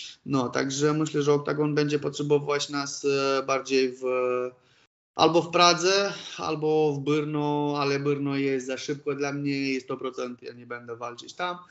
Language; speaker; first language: Polish; non-native, fluent; Romanian